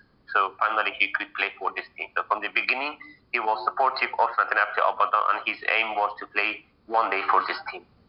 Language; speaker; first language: English; non-native, fluent; Persian